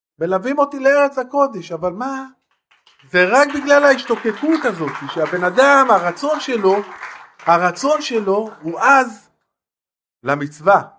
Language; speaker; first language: Hebrew; non-native, fluent; French